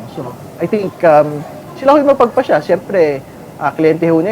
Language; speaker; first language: Filipino; native; Filipino